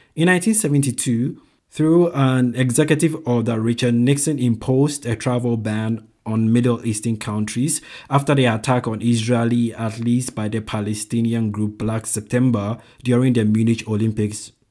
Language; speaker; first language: English; non-native, local second language; Akan